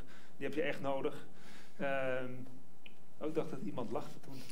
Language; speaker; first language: Dutch; native; Dutch